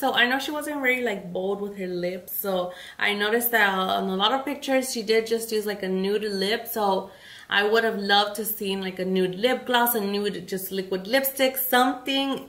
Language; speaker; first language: English; early bilingual, other home language; Spanish